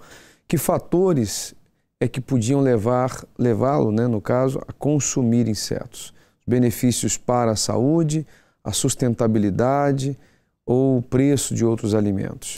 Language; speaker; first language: Portuguese; native; Portuguese